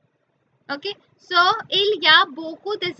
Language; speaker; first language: French; non-native, learner; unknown